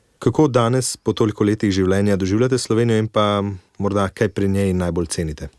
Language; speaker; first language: Slovenian; native; Slovenian